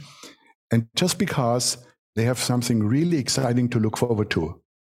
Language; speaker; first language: English; non-native, fluent; German